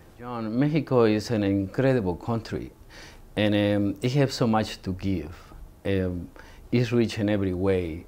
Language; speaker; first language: English; non-native, fluent; Spanish